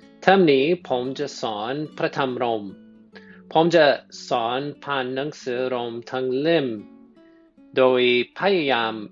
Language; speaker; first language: Thai; non-native, fluent; English